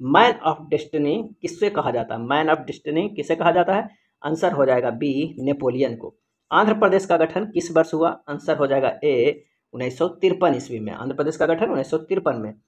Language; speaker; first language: Hindi; native; Hindi